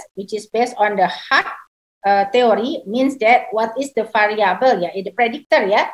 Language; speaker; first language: English; non-native, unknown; Indonesian